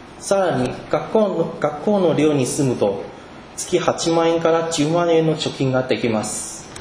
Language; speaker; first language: Japanese; non-native, fluent; Chinese